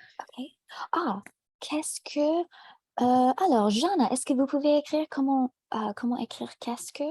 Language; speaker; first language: French; native; French